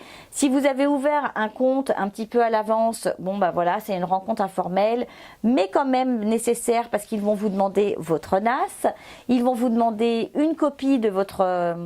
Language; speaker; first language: French; native; French